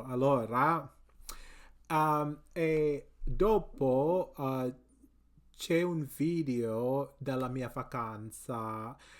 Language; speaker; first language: Italian; non-native, learner; English